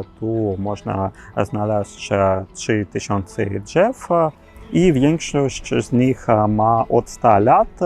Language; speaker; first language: Polish; non-native, learner; Ukrainian